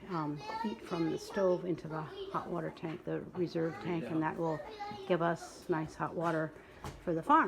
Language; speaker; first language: English; native; English